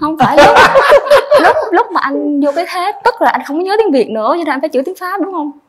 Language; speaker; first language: Vietnamese; native; Vietnamese